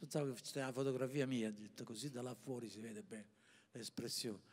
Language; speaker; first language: Italian; native; Italian